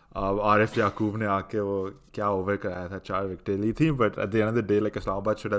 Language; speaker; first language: Urdu; native; Urdu